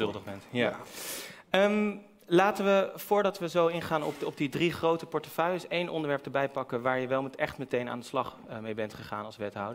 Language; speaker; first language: Dutch; native; Dutch